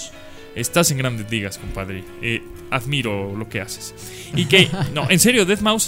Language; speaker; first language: Spanish; native; Spanish